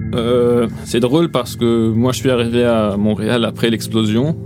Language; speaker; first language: French; non-native, local second language; Arabic